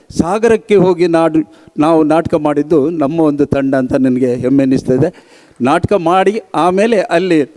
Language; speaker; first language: Kannada; non-native, local second language; Tulu